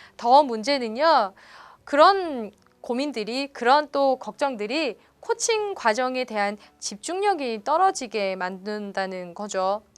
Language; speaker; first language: Korean; native; Korean